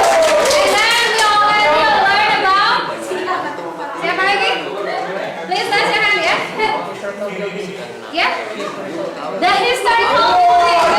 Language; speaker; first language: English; non-native, learner; Indonesian